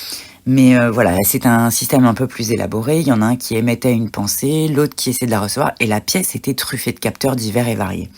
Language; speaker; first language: French; native; French